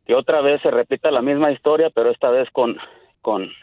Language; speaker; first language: Spanish; native; Spanish